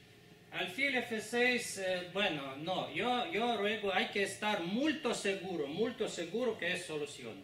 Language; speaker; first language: Italian; non-native, learner; Spanish